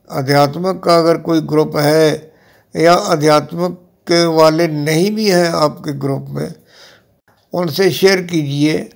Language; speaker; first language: Hindi; non-native, local second language; Punjabi